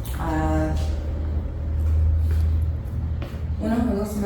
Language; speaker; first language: Spanish; non-native, learner; English